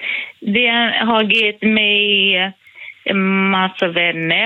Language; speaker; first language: Swedish; non-native, fluent; Portuguese